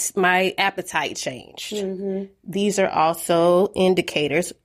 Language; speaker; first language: English; native; English